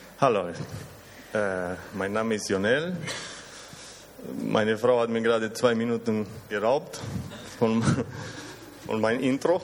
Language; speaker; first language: German; non-native, fluent; Romanian